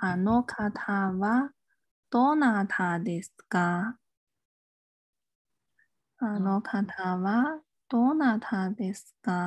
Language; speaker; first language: Japanese; non-native, fluent; Chinese